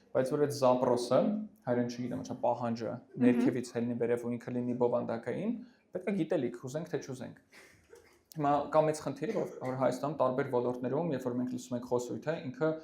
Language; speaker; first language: Armenian; early bilingual, heritage; Armenian